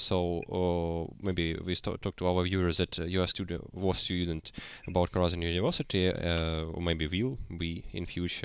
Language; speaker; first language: English; non-native, learner; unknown